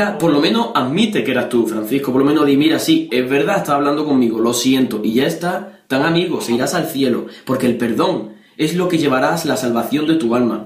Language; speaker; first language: Spanish; native; Spanish